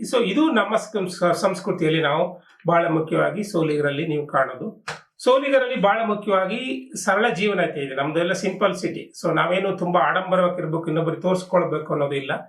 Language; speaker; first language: Kannada; non-native, local second language; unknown